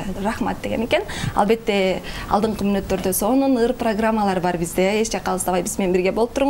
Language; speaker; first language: Kyrgyz; native; Kyrgyz